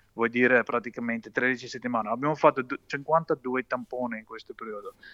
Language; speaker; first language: Italian; non-native, fluent; Afrikaans